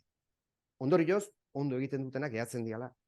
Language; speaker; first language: Basque; native; Basque